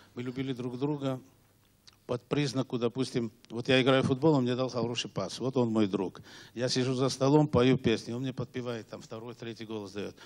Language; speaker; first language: Russian; non-native, local second language; Georgian